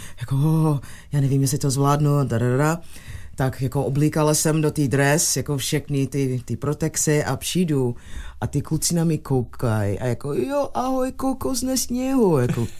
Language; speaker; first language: Czech; non-native, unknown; English